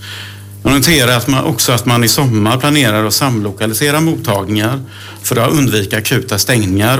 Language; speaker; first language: Swedish; native; Swedish